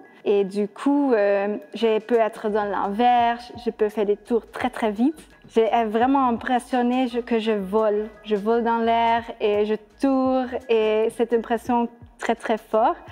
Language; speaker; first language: French; non-native, fluent; Dutch